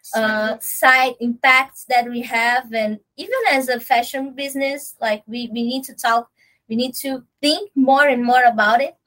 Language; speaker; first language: English; non-native, learner; Portuguese